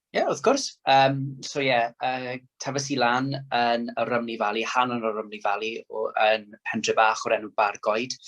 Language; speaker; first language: Welsh; non-native, local second language; English